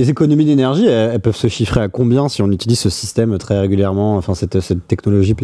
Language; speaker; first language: French; native; French